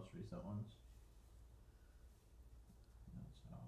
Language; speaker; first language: English; native; English